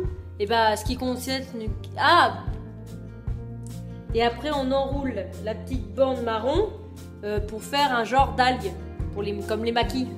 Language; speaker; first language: French; native; French